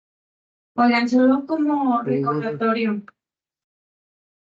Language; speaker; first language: Spanish; native; Spanish